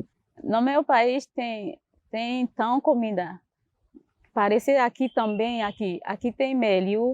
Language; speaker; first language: Portuguese; non-native, learner; Haitian Creole